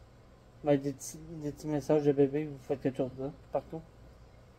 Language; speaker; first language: French; native; French